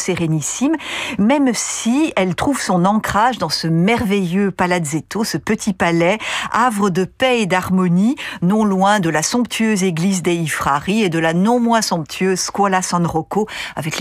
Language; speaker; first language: French; native; French